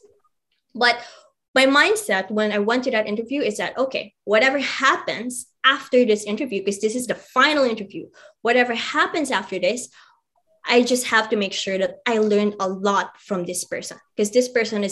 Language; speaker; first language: English; non-native, local second language; Cebuano